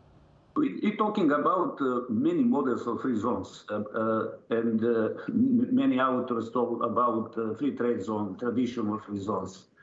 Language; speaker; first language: English; non-native, learner; Serbian